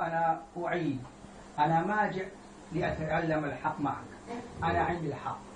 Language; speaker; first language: Arabic; non-native, fluent; Morisyen